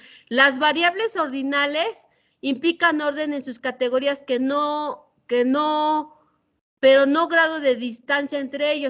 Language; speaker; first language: Spanish; native; Spanish